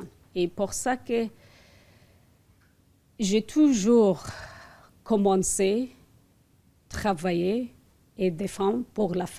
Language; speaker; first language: French; non-native, learner; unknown